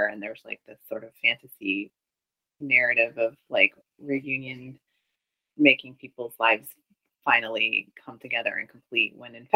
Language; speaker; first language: English; native; English